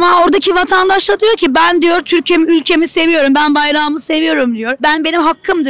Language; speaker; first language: Turkish; native; Turkish